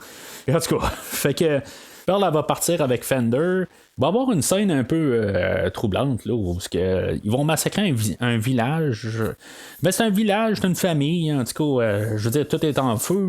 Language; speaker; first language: French; native; French